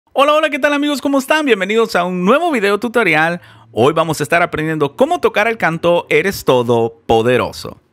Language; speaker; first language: Spanish; native; Spanish